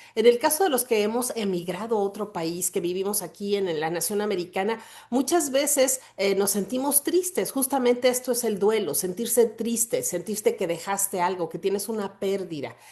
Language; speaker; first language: Spanish; native; Spanish